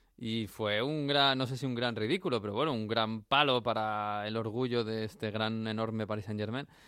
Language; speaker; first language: Spanish; native; Spanish